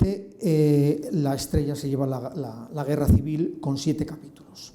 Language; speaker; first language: Spanish; native; Spanish